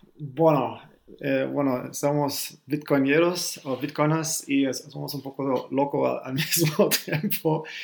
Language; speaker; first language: Spanish; non-native, learner; German